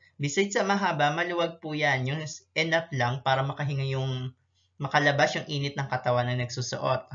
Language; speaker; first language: Filipino; native; Filipino